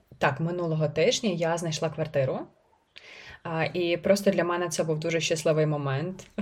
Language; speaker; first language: Ukrainian; native; Ukrainian